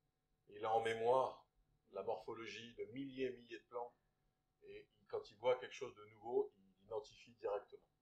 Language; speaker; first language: French; native; French